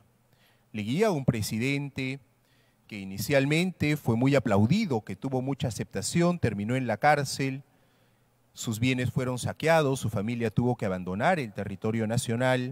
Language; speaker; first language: Spanish; native; Spanish